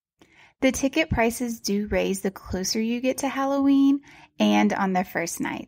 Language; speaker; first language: English; native; English